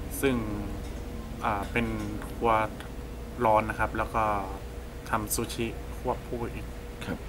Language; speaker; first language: Thai; native; Thai